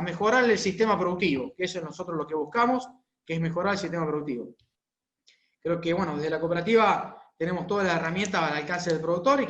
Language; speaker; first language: Spanish; native; Spanish